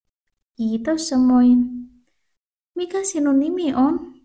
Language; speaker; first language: Finnish; non-native, learner; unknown